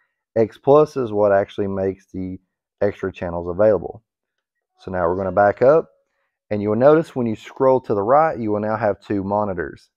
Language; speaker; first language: English; native; English